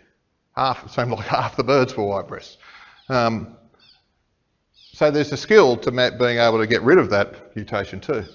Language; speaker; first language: English; native; English